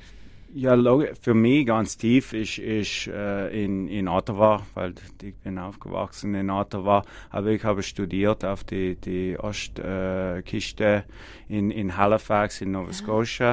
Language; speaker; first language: German; non-native, learner; English